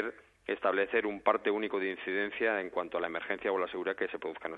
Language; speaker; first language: Spanish; native; Spanish